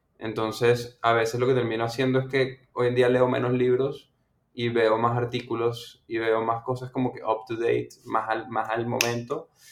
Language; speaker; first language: Spanish; native; Spanish